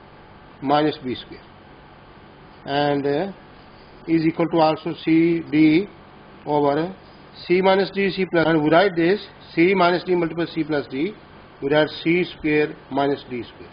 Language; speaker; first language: English; non-native, local second language; Urdu